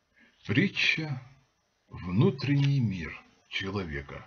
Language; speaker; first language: Russian; native; Russian